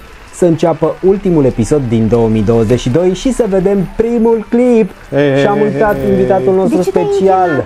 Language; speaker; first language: Romanian; native; Romanian